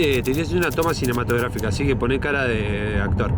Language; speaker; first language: Spanish; native; Spanish